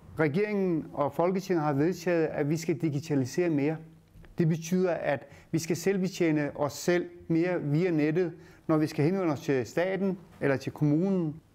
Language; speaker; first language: Danish; early bilingual, other home language; Turkish